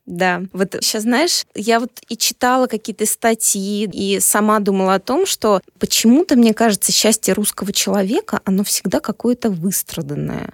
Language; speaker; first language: Russian; native; Russian